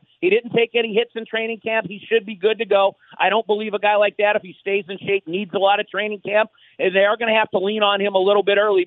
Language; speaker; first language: English; native; English